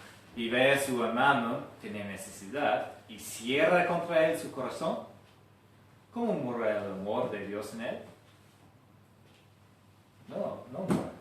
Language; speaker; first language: Spanish; non-native, fluent; English